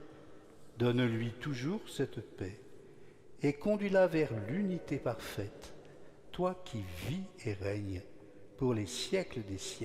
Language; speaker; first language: French; native; French